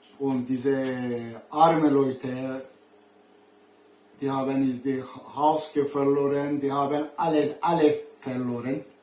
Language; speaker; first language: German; non-native, learner; Turkish